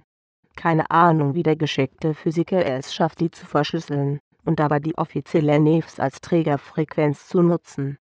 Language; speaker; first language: German; native; German